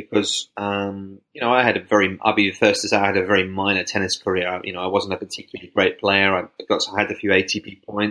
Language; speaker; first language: English; native; English